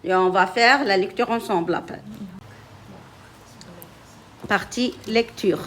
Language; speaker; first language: French; non-native, local second language; Arabic